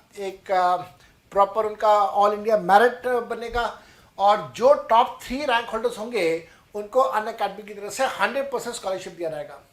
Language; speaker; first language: Hindi; non-native, local second language; Punjabi